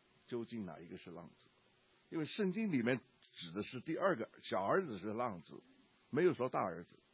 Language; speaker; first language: Chinese; native; Chinese